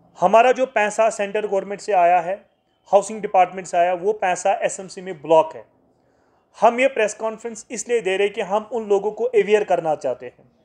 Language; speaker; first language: Hindi; non-native, local second language; Kashmiri